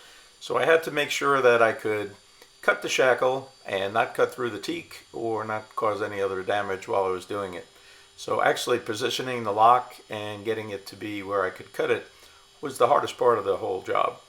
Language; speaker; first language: English; native; English